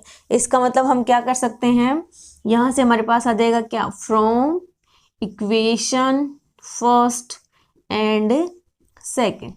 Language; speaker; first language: Hindi; native; Hindi